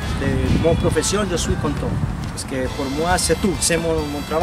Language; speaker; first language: French; non-native, learner; Spanish